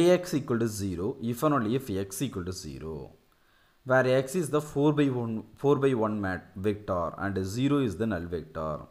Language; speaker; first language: English; non-native, local second language; Tamil